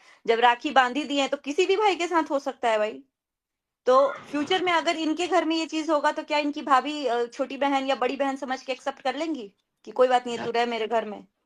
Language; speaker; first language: Hindi; native; Hindi